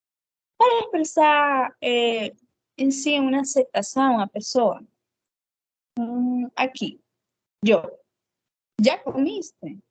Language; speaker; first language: Portuguese; non-native, fluent; Spanish